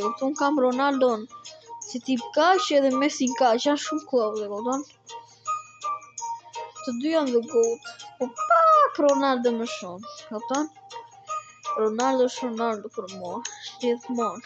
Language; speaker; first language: Albanian; early bilingual, heritage; Albanian